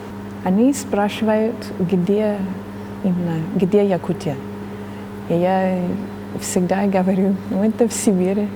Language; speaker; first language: Russian; non-native, fluent; English